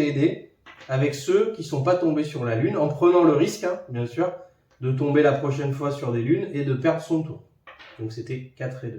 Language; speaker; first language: French; native; French